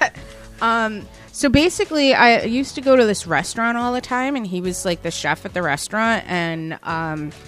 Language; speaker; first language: English; native; English